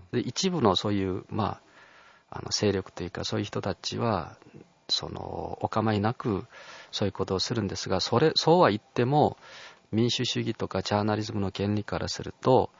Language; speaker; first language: Japanese; non-native, fluent; Chinese